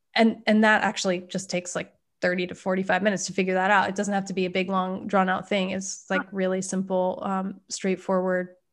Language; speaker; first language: English; native; English